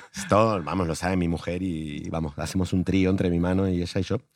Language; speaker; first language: Spanish; native; Spanish